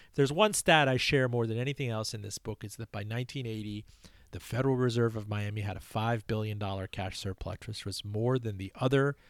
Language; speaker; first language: English; early bilingual, other home language; Persian